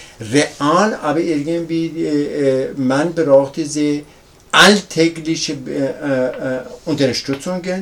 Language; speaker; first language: German; non-native, learner; Persian